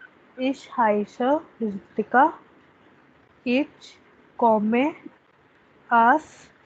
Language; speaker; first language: German; non-native, learner; Hindi